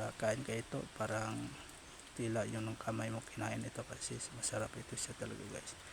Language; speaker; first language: Filipino; non-native, local second language; Cebuano